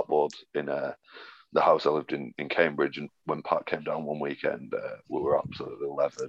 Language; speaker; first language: English; native; English